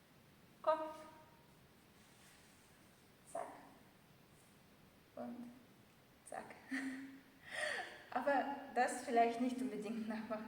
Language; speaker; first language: German; non-native, fluent; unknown